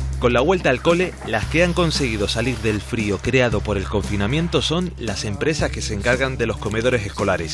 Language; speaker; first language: Spanish; native; Spanish